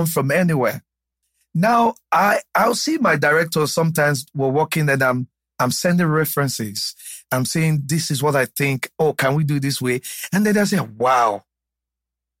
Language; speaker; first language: English; non-native, local second language; Yoruba